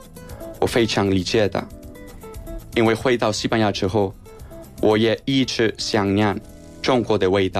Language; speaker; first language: Chinese; non-native, learner; Spanish